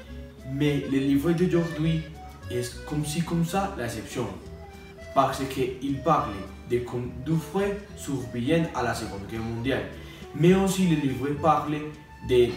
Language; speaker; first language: French; non-native, learner; Spanish